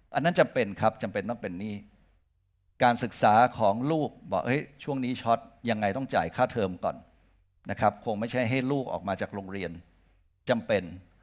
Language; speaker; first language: Thai; native; Thai